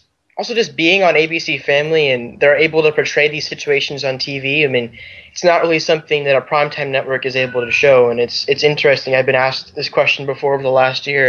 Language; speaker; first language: English; native; English